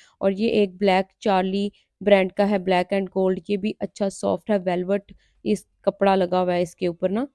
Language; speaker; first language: Urdu; non-native, local second language; Punjabi